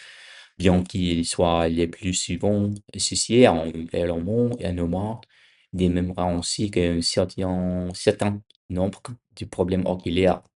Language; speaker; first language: French; non-native, learner; English